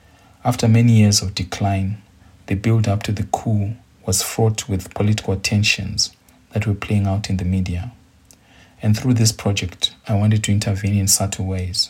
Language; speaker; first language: English; non-native, local second language; Shona